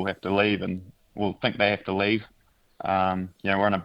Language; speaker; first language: English; native; English